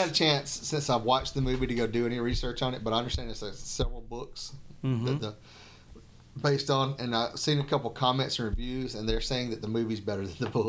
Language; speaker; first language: English; native; English